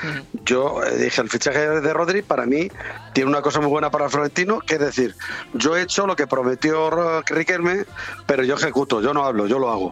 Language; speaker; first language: Spanish; native; Spanish